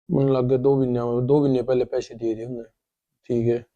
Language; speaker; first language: Hindi; non-native, local second language; Punjabi